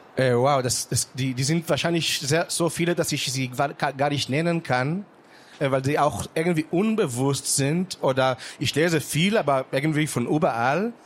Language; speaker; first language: German; non-native, fluent; Hebrew